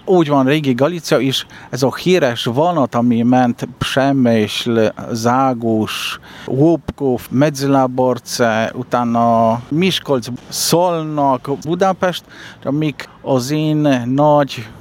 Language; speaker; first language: Hungarian; non-native, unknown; Polish